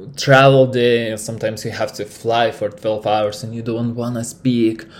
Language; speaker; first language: English; non-native, fluent; Lithuanian